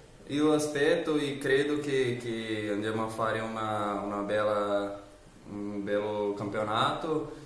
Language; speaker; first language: Italian; non-native, learner; Portuguese